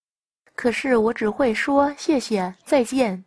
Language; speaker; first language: Chinese; non-native, fluent; Vietnamese